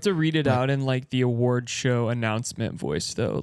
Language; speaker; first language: English; native; English